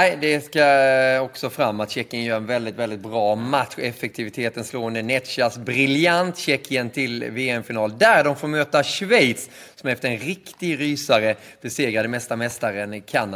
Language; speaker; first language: Swedish; native; Swedish